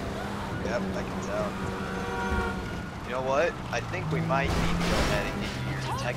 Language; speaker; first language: English; native; English